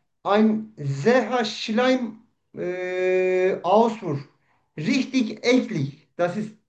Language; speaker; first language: German; non-native, learner; Turkish